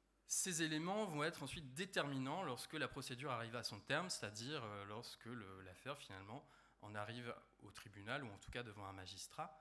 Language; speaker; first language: French; native; French